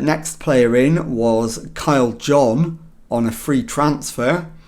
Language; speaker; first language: English; native; English